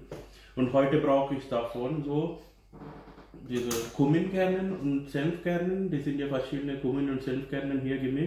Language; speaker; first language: German; non-native, learner; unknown